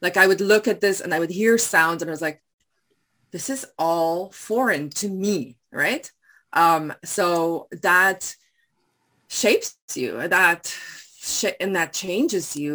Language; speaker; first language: English; non-native, local second language; Afrikaans